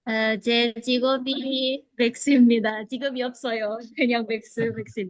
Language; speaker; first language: Korean; non-native, learner; Indonesian